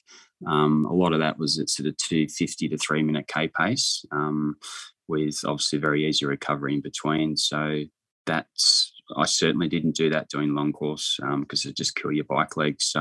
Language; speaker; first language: English; native; English